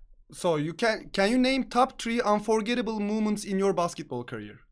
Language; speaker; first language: English; non-native, fluent; Turkish